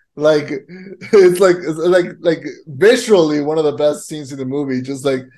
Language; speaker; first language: English; non-native, fluent; Spanish